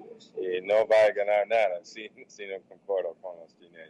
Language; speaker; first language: Portuguese; non-native, fluent; English